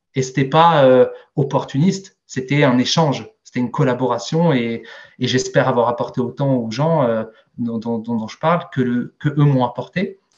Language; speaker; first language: French; native; French